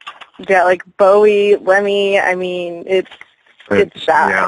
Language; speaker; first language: English; native; English